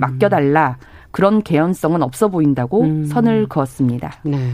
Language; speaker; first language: Korean; native; Korean